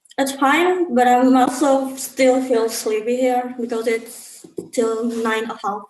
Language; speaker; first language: English; non-native, learner; Indonesian